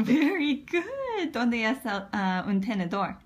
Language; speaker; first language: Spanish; non-native, learner; English